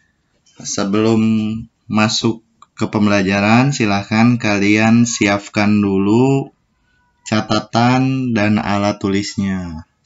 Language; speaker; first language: Indonesian; native; Indonesian